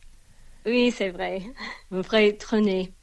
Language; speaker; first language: French; non-native, learner; English